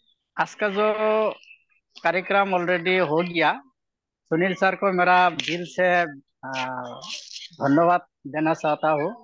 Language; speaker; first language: Hindi; non-native, local second language; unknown